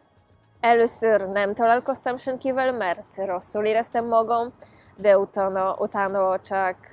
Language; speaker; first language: Hungarian; non-native, fluent; Polish